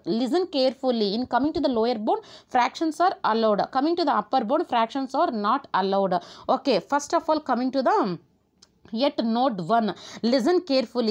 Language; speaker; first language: English; non-native, local second language; Telugu